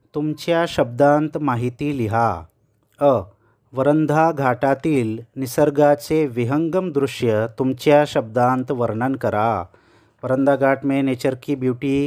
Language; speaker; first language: Hindi; native; Hindi